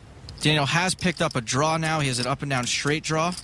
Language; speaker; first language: English; native; English